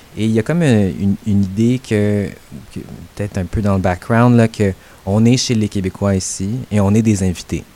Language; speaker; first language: French; native; French